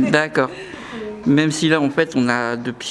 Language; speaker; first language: French; native; French